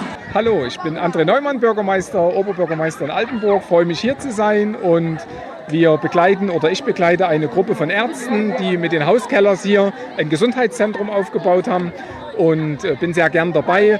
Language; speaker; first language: German; native; German